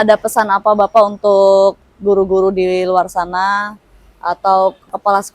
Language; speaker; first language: Indonesian; native; Indonesian